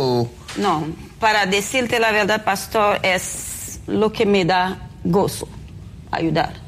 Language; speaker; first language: Spanish; non-native, fluent; Haitian Creole